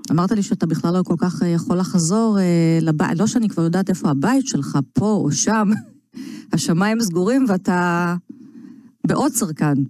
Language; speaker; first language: Hebrew; native; Hebrew